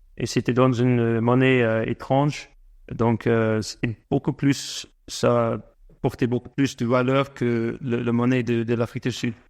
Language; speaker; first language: French; non-native, fluent; English